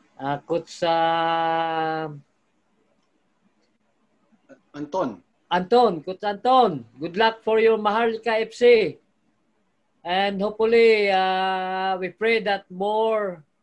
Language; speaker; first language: English; non-native, local second language; Filipino